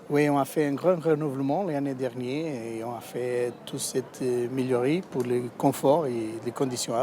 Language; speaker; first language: French; non-native, learner; Portuguese